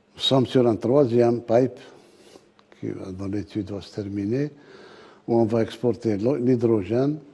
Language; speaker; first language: French; non-native, local second language; Arabic